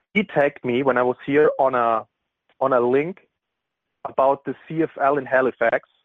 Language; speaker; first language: English; non-native, fluent; German